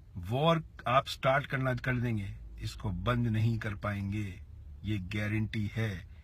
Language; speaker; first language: Hindi; native; Hindi